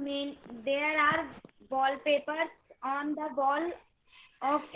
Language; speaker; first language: English; non-native, learner; Hindi